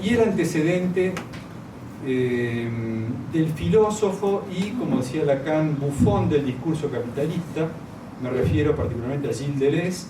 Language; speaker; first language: Spanish; native; Spanish